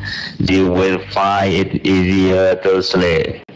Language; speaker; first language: English; non-native, learner; Vietnamese